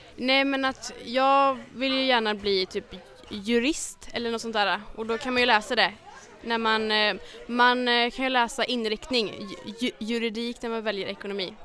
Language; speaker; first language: Swedish; native; Swedish